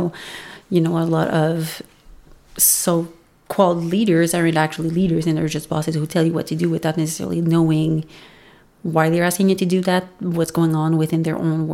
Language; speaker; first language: English; non-native, fluent; French